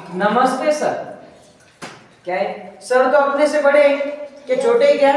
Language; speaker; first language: Hindi; non-native, local second language; Marathi